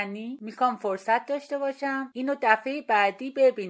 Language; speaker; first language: Persian; native; Persian